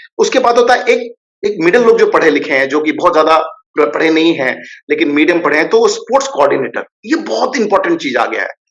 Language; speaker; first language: Hindi; native; Hindi